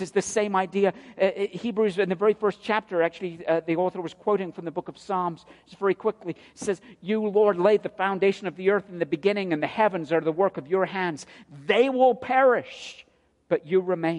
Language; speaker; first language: English; native; English